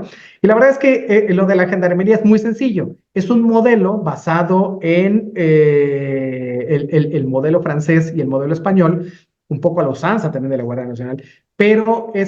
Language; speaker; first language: Spanish; native; Spanish